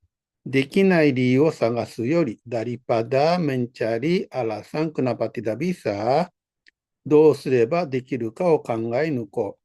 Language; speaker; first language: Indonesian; non-native, fluent; Japanese